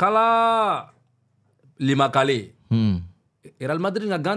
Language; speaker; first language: Indonesian; non-native, learner; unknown